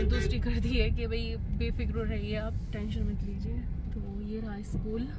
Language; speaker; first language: Hindi; native; Hindi